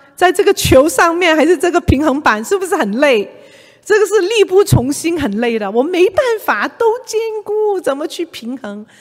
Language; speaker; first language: Chinese; non-native, local second language; Cantonese